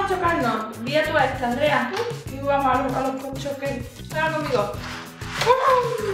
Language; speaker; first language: Spanish; native; Spanish